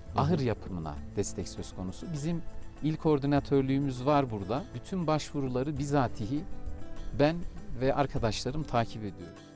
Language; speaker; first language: Turkish; native; Turkish